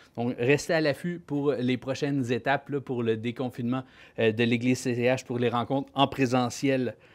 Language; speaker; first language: French; native; French